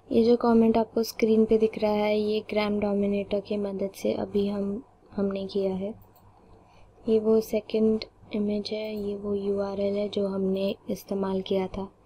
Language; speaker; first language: Hindi; non-native, local second language; Marathi